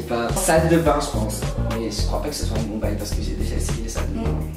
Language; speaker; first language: French; native; French